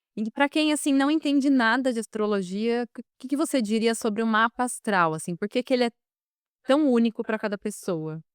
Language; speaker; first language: Portuguese; native; Portuguese